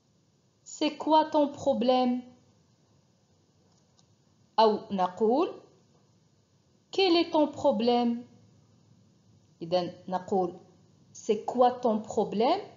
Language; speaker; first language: French; non-native, fluent; Arabic